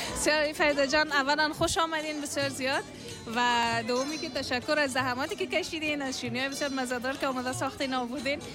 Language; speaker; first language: Persian; native; Persian